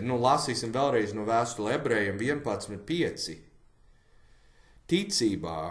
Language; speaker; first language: Latvian; non-native, learner; English